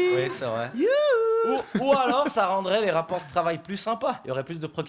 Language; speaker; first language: French; native; French